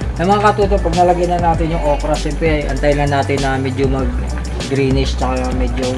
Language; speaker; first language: Filipino; non-native, local second language; Hiligaynon